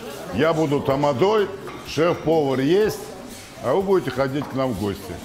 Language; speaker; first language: Russian; native; Russian